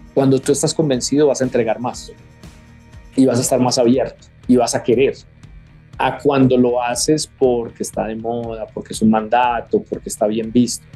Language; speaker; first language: Spanish; native; Spanish